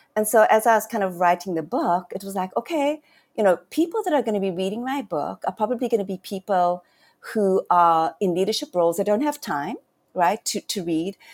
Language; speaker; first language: English; native; English